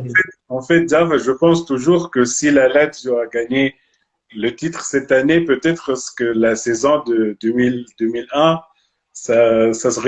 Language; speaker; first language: French; non-native, local second language; Arabic